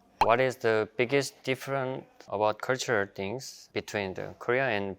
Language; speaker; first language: English; non-native, learner; Korean